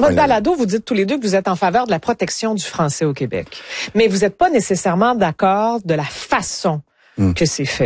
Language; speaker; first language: French; native; French